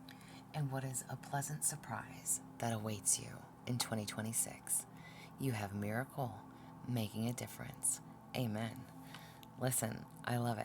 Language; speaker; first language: English; native; English